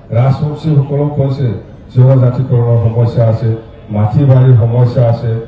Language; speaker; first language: Assamese; non-native, local second language; Bodo